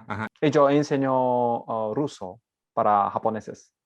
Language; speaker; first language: Spanish; non-native, learner; Japanese